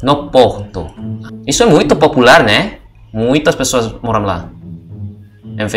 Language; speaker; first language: Portuguese; non-native, learner; Indonesian